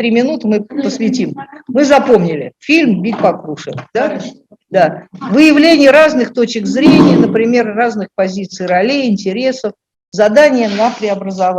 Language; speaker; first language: Russian; native; Russian